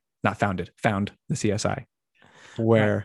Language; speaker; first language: English; native; English